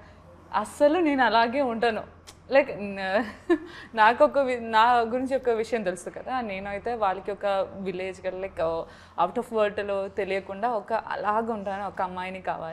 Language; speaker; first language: Telugu; non-native, learner; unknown